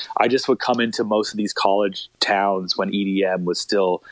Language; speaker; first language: English; native; English